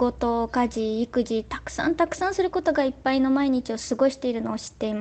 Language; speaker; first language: Japanese; native; Japanese